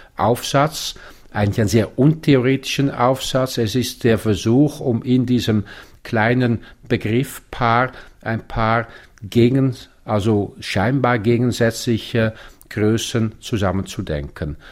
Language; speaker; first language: German; non-native, fluent; Dutch